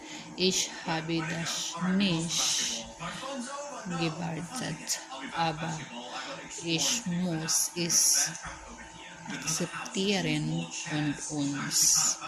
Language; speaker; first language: German; non-native, learner; Filipino